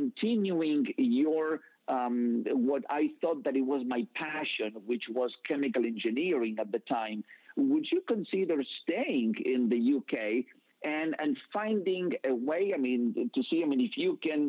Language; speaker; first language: English; non-native, fluent; Spanish